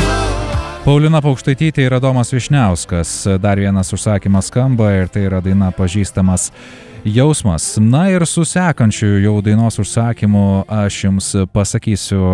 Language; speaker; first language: Lithuanian; native; Lithuanian